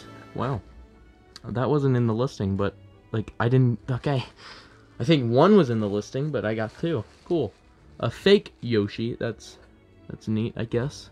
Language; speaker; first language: English; native; English